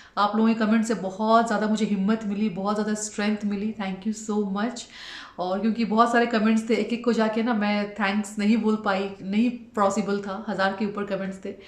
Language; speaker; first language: Hindi; native; Hindi